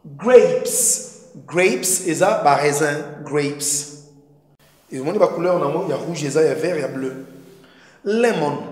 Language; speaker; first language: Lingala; native; Lingala